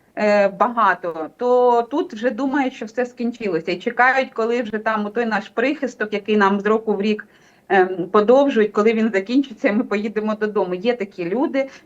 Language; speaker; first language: Ukrainian; native; Ukrainian